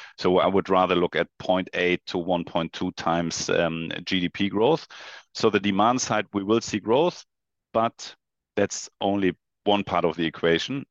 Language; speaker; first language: English; non-native, fluent; German